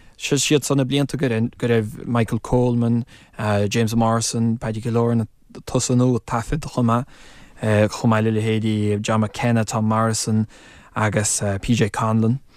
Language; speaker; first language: Irish; non-native, fluent; English